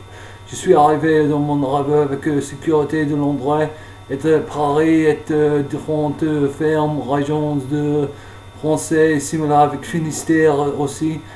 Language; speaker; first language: French; non-native, learner; English